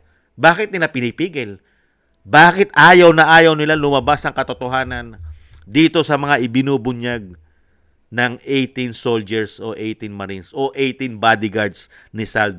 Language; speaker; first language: Filipino; native; Filipino